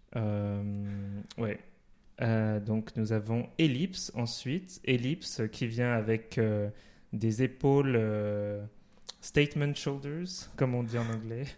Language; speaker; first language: French; native; French